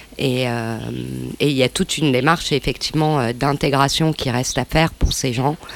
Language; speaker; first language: French; native; French